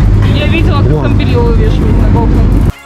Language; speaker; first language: Russian; native; Russian